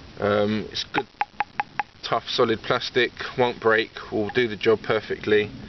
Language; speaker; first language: English; native; English